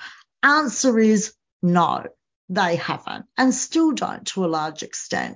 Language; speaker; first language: English; native; English